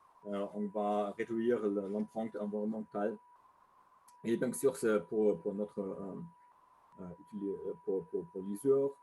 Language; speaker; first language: French; non-native, learner; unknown